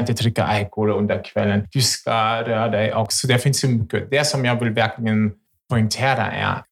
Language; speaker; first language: Swedish; non-native, fluent; German